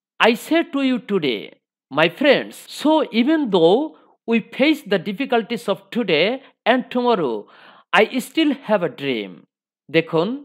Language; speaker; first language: English; non-native, local second language; Bangla